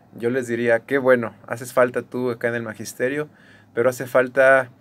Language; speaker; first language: Spanish; native; Spanish